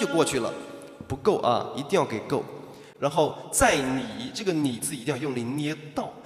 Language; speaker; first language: Chinese; native; Chinese